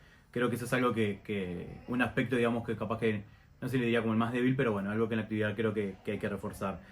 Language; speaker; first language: Spanish; native; Spanish